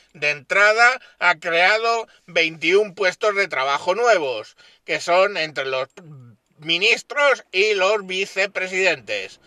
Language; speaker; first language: Spanish; native; Spanish